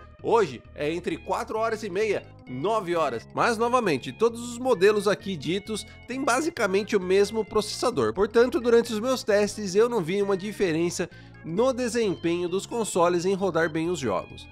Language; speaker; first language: Portuguese; native; Portuguese